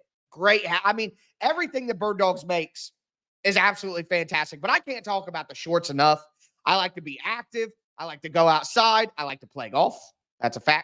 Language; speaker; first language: English; native; English